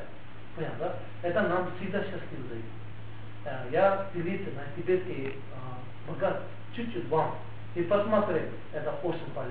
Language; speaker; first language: Russian; non-native, learner; Tibetan